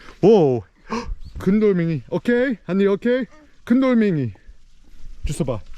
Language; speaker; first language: Korean; non-native, learner; English